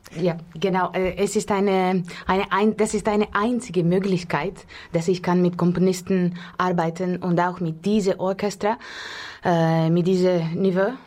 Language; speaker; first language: German; non-native, learner; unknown